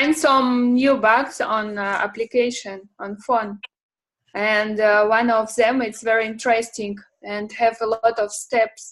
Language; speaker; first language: English; non-native, learner; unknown